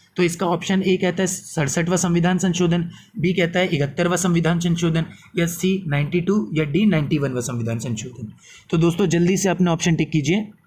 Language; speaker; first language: Hindi; native; Hindi